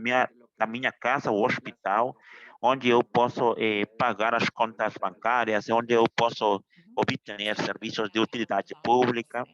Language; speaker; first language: Portuguese; non-native, fluent; Spanish